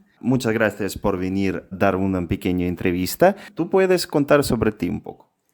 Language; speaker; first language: Spanish; non-native, fluent; Russian